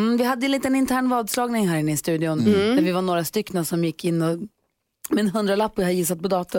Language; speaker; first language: Swedish; native; Swedish